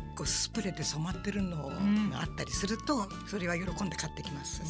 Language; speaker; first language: Japanese; native; Japanese